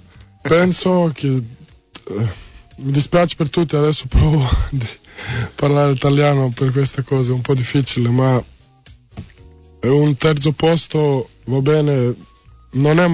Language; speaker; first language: Italian; non-native, learner; Serbian